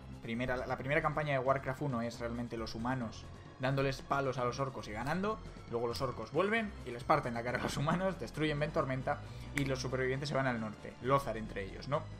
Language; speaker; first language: Spanish; native; Spanish